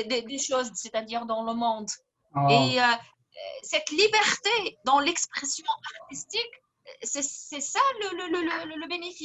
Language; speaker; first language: French; non-native, fluent; Arabic